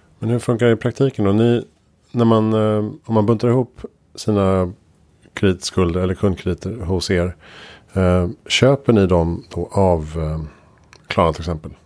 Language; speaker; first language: Swedish; native; Swedish